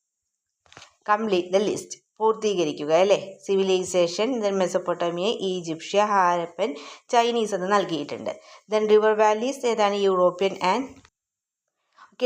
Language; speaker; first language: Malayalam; native; Malayalam